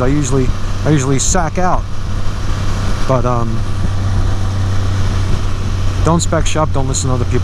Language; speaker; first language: English; native; English